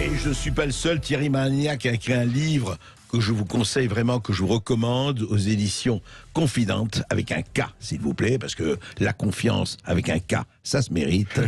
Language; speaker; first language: French; native; French